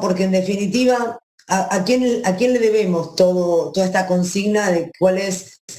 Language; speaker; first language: Spanish; native; Spanish